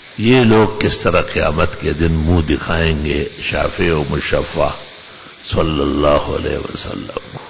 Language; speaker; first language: Urdu; non-native, local second language; Pashto